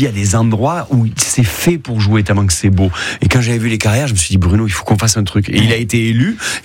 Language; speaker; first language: French; native; French